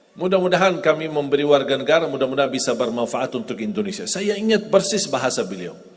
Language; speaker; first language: Indonesian; non-native, fluent; Arabic